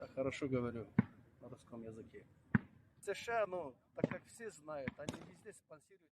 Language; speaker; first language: Russian; non-native, fluent; Turkish